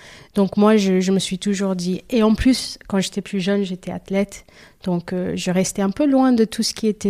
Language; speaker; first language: French; non-native, fluent; Kabuverdianu